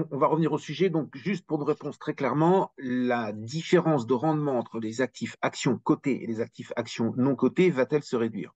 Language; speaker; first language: French; native; French